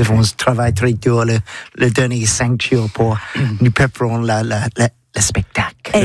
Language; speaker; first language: French; non-native, learner; English